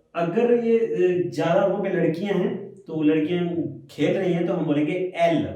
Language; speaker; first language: Hindi; native; Hindi